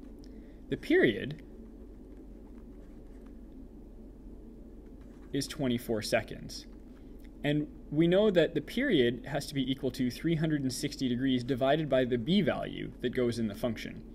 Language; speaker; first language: English; native; English